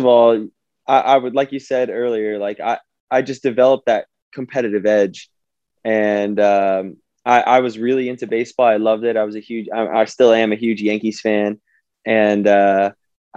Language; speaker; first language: English; native; English